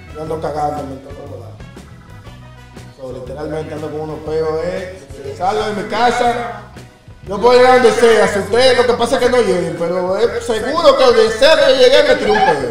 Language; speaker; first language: Spanish; native; Spanish